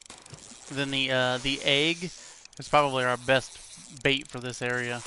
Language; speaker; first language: English; native; English